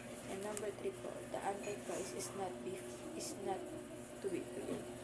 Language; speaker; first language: English; non-native, local second language; Filipino